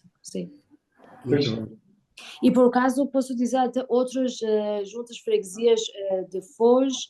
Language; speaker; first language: Portuguese; non-native, learner; Persian